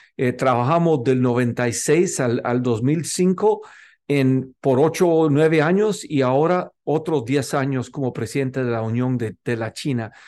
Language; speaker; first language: Spanish; non-native, local second language; English